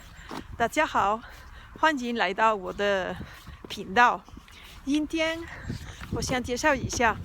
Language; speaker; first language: Chinese; non-native, learner; Spanish